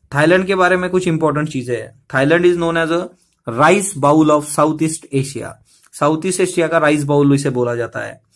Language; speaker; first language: Hindi; non-native, local second language; Marathi